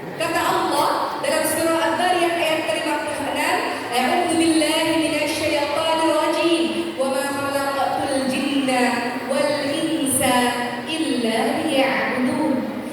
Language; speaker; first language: Indonesian; native; Indonesian